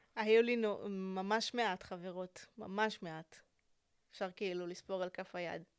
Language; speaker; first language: Hebrew; early bilingual, other home language; Russian